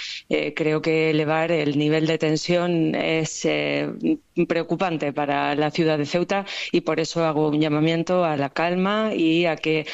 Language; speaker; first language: Spanish; native; Spanish